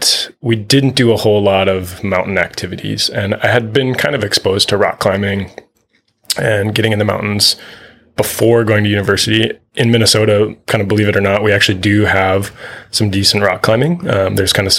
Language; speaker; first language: English; native; English